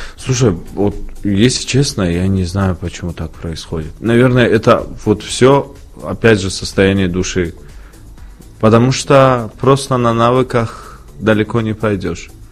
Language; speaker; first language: Russian; non-native, local second language; Tajik